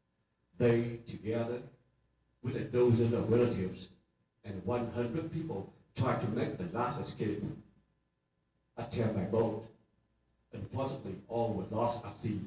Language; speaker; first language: English; early bilingual, other home language; Vietnamese